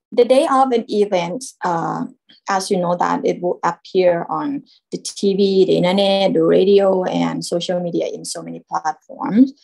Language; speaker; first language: English; non-native, fluent; Thai